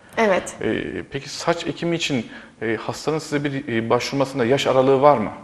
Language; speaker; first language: Turkish; native; Turkish